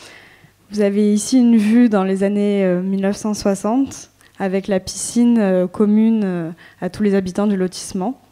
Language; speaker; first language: French; native; French